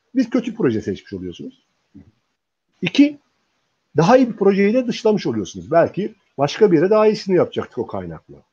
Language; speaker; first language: Turkish; native; Turkish